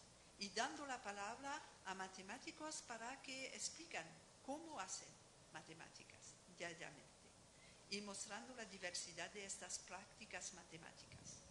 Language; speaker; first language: Spanish; non-native, fluent; French